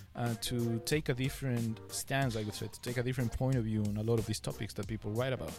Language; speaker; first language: English; non-native, fluent; Spanish